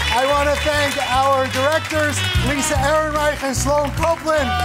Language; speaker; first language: English; native; English